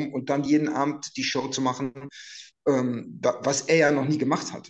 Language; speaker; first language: German; native; German